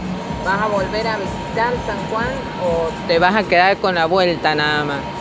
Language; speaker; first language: Spanish; native; Spanish